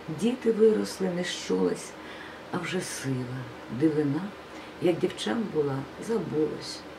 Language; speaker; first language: Ukrainian; non-native, local second language; Russian